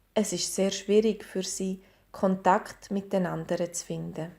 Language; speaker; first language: German; native; German